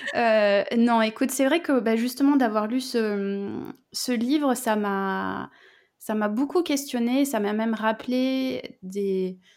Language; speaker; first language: French; native; French